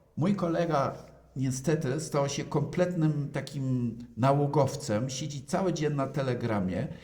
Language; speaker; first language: Polish; non-native, fluent; German